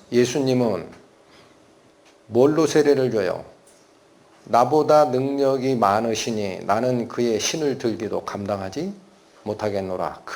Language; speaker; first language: Korean; native; Korean